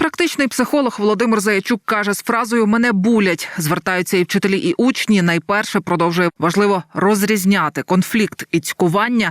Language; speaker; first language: Ukrainian; native; Ukrainian